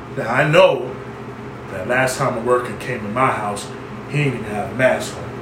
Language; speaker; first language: English; native; English